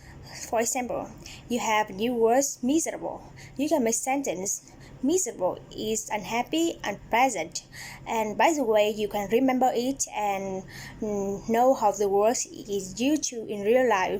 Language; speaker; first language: English; non-native, learner; Vietnamese